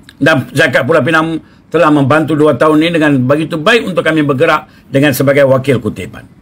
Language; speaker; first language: Malay; non-native, local second language; Tamil